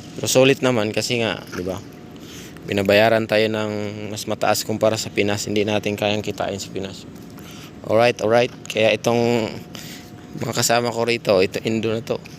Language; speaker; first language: Filipino; non-native, local second language; Cebuano